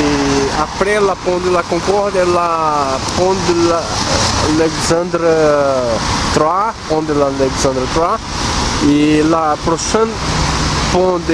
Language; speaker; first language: French; non-native, learner; Portuguese